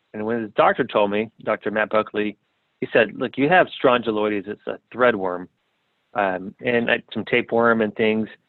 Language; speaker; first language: English; native; English